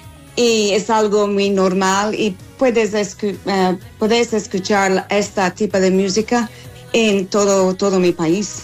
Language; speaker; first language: Spanish; non-native, fluent; English